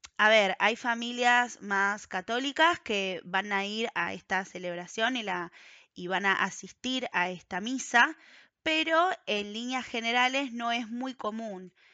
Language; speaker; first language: Spanish; native; Spanish